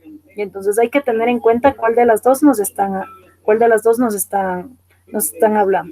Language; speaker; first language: Spanish; native; Spanish